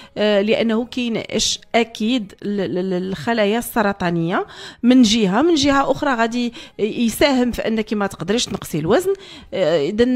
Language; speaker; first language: Arabic; native; Arabic